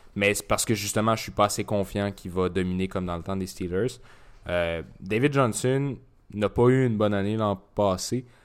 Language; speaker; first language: French; native; French